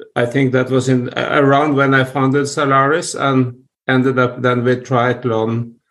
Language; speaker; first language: English; non-native, fluent; Norwegian